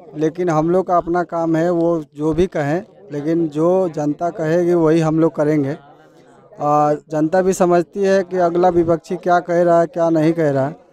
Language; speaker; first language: Hindi; native; Hindi